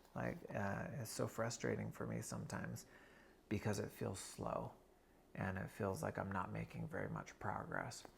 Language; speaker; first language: English; native; English